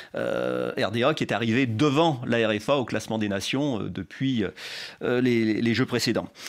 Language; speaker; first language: French; native; French